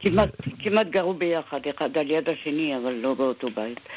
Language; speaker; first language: Hebrew; non-native, fluent; French